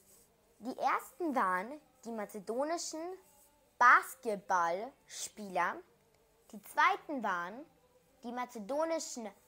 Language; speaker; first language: German; early bilingual, other home language; Macedonian